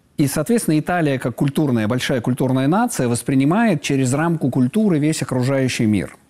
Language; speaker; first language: Russian; native; Russian